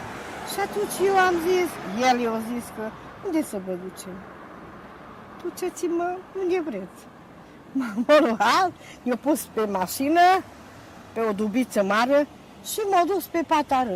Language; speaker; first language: Romanian; non-native, local second language; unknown